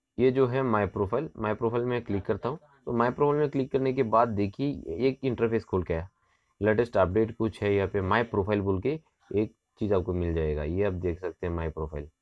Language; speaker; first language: Hindi; non-native, local second language; Bangla